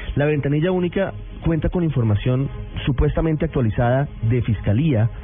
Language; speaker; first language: Spanish; native; Spanish